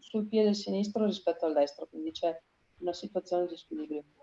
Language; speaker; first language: Italian; native; Italian